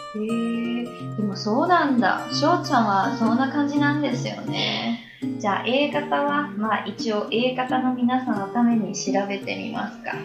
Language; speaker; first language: Japanese; non-native, fluent; Chinese